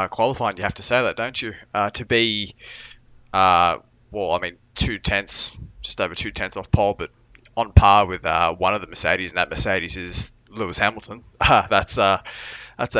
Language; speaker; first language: English; native; English